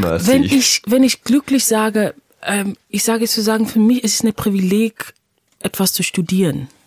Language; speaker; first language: German; non-native, fluent; English